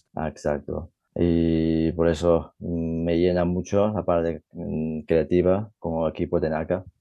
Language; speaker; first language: Spanish; non-native, fluent; Chinese